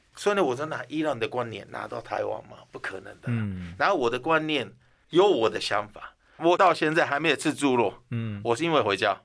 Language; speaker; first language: Chinese; non-native, fluent; Persian